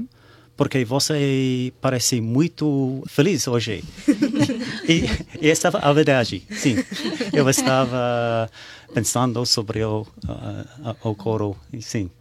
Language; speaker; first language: Portuguese; non-native, learner; English